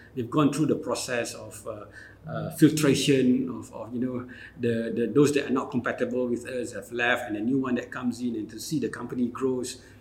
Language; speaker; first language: English; non-native, local second language; Malay